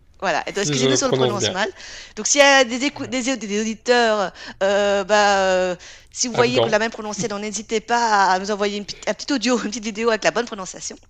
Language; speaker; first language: French; native; French